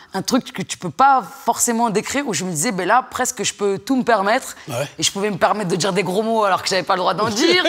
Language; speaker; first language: French; native; French